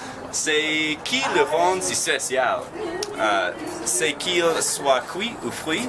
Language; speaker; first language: French; non-native, learner; English